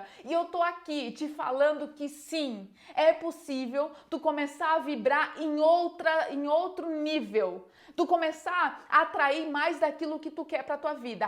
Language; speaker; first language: Portuguese; native; Portuguese